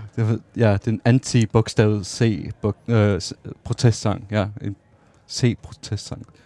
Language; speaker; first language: Danish; non-native, local second language; Faroese